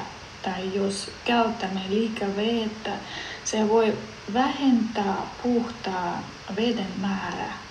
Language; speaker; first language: Finnish; non-native, learner; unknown